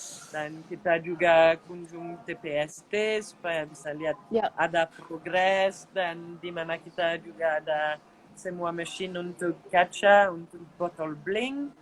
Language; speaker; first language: Indonesian; non-native, fluent; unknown